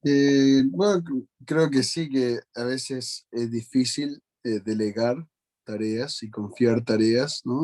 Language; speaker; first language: Spanish; native; Spanish